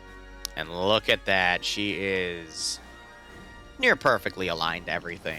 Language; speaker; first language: English; native; English